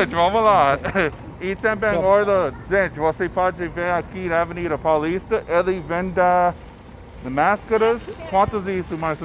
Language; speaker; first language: Portuguese; non-native, learner; English